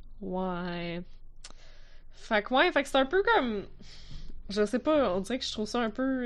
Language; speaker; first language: French; native; French